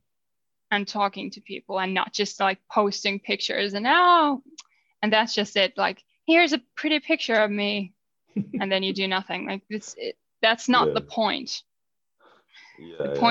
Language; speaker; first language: English; non-native, fluent; Finnish